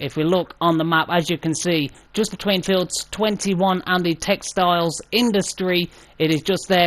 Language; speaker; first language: English; native; English